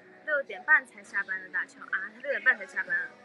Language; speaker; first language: Chinese; native; Chinese